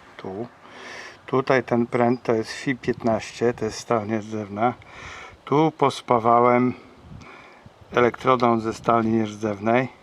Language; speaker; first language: Polish; native; Polish